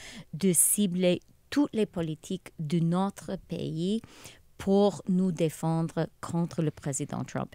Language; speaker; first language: French; non-native, local second language; English